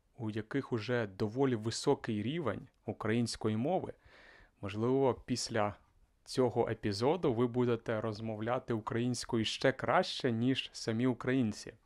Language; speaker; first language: Ukrainian; native; Ukrainian